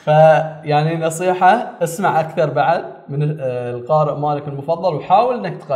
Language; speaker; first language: Arabic; native; Arabic